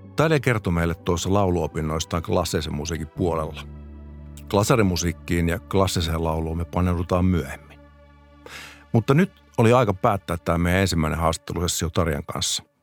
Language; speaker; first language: Finnish; native; Finnish